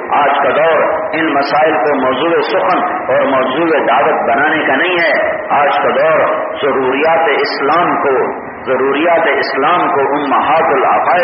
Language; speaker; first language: Urdu; non-native, local second language; Punjabi